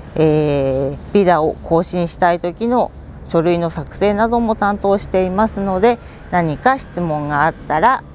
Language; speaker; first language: Japanese; native; Japanese